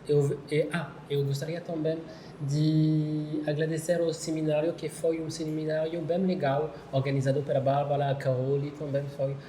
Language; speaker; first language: Portuguese; non-native, learner; French